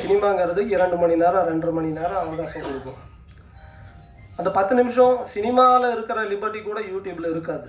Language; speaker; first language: Tamil; native; Tamil